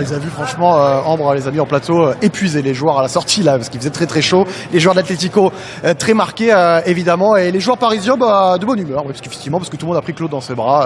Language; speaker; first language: French; native; French